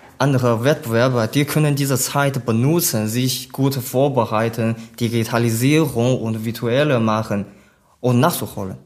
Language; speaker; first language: German; non-native, learner; Chinese